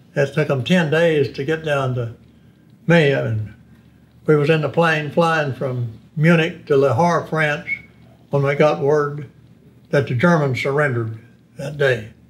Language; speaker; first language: English; native; English